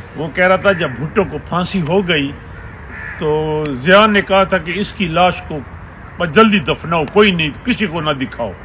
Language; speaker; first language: Urdu; non-native, local second language; Pashto